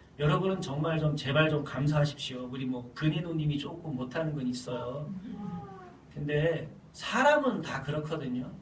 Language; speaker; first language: Korean; native; Korean